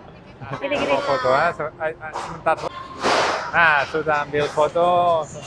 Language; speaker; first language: Indonesian; non-native, learner; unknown